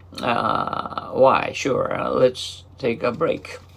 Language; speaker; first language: English; non-native, learner; Japanese